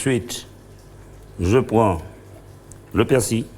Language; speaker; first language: French; non-native, local second language; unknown